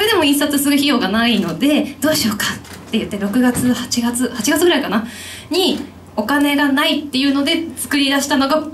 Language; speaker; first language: Japanese; native; Japanese